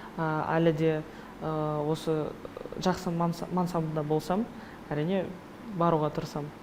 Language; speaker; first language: Kazakh; non-native, local second language; Russian